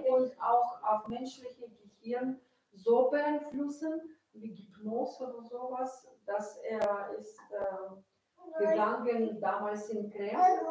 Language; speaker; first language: German; non-native, learner; Russian